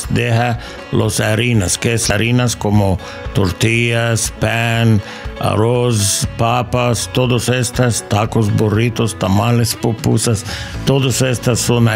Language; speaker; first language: Spanish; non-native, fluent; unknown